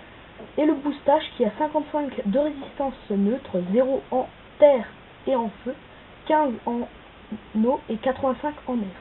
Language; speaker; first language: French; native; French